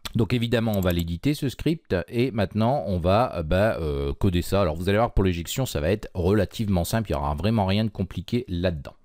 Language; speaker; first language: French; native; French